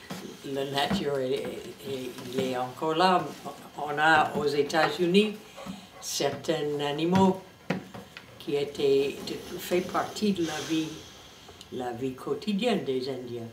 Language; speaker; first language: French; non-native, fluent; English